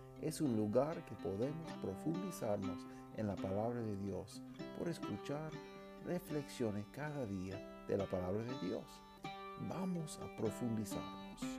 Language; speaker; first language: Spanish; non-native, fluent; English